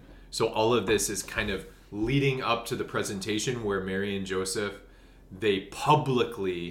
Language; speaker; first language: English; native; English